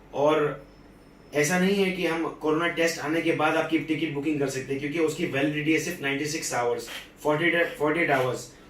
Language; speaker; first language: Hindi; native; Hindi